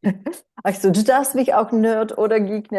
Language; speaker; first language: German; non-native, fluent; Romanian